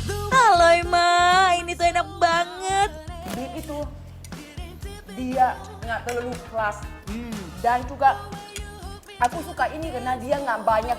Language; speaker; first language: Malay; non-native, fluent; Thai